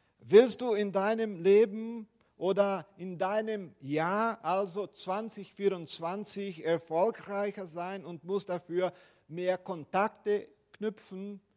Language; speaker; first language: German; non-native, fluent; Portuguese